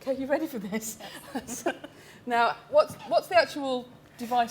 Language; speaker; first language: English; native; English